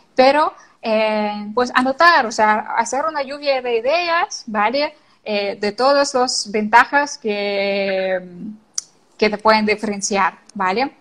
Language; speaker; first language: Spanish; non-native, fluent; Ukrainian